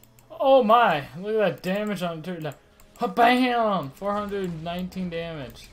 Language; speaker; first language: English; native; English